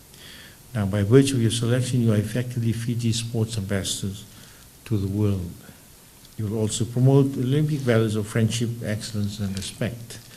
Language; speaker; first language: English; non-native, local second language; Fijian